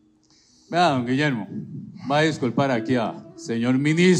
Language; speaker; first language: Spanish; native; Spanish